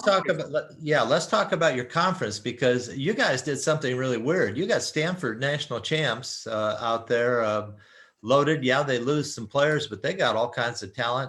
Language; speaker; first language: English; native; English